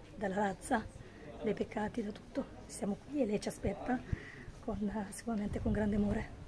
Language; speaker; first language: Italian; native; Italian